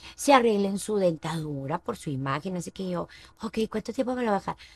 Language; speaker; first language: Spanish; native; Spanish